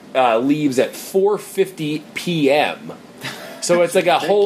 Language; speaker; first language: English; native; English